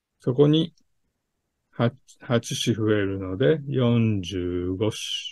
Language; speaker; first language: Japanese; native; Japanese